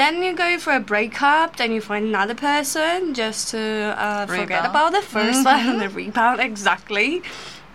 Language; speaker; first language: English; non-native, fluent; Polish